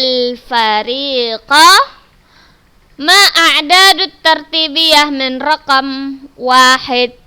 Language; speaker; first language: Arabic; non-native, fluent; Indonesian